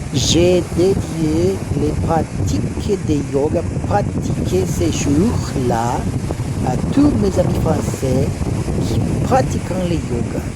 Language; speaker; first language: French; non-native, learner; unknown